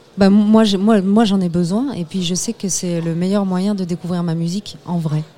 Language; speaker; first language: French; early bilingual, other home language; Spanish